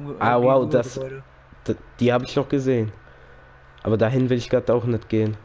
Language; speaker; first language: German; native; German